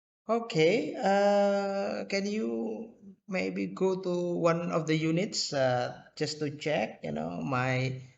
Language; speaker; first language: English; non-native, fluent; Indonesian